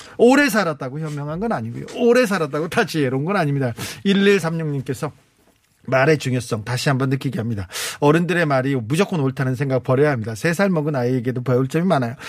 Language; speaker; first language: Korean; native; Korean